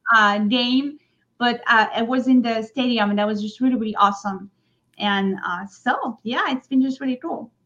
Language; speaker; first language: English; non-native, fluent; French